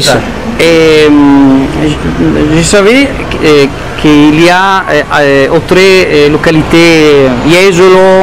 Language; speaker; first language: French; non-native, learner; Italian